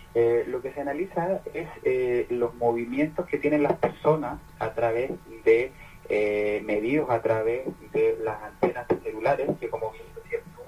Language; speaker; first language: Spanish; native; Spanish